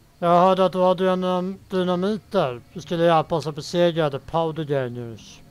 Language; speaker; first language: Swedish; native; Swedish